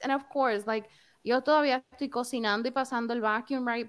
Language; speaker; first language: Spanish; early bilingual, other home language; English